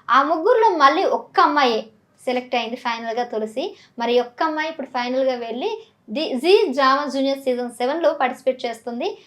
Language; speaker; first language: Telugu; native; Telugu